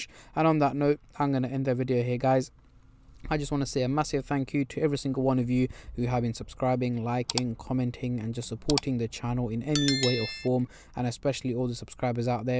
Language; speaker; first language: English; native; English